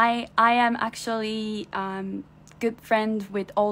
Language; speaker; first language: English; non-native, learner; Chinese